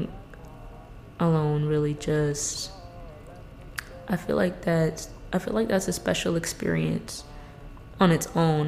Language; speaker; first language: English; native; English